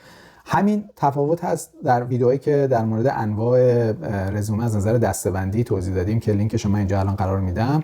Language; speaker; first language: Persian; native; Persian